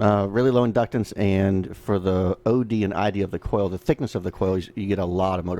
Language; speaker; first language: English; native; English